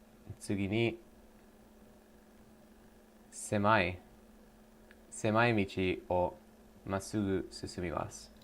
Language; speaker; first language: Japanese; non-native, learner; English